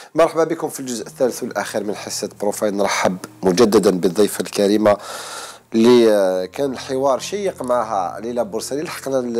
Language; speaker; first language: Arabic; native; Arabic